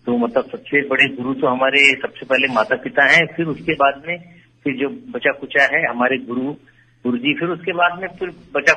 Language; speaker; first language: Hindi; native; Hindi